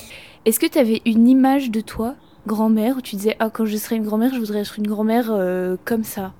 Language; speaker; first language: French; native; French